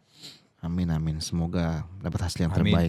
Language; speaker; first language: Indonesian; native; Indonesian